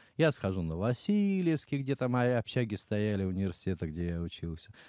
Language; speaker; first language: Russian; native; Russian